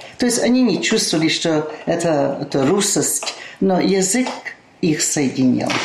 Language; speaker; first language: Russian; early bilingual, heritage; Russian